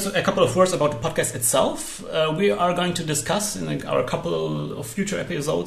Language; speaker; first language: English; non-native, fluent; Polish